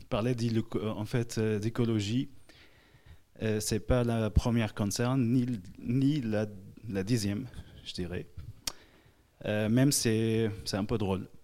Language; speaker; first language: French; non-native, fluent; Arabic